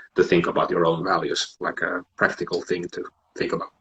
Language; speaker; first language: English; non-native, fluent; Finnish